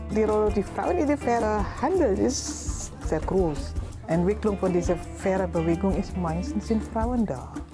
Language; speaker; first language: German; non-native, learner; Indonesian